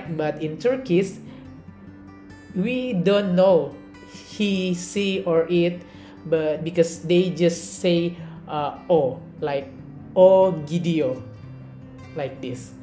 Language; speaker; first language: English; non-native, learner; Indonesian